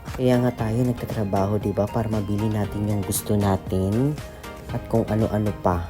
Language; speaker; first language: Filipino; non-native, local second language; Cebuano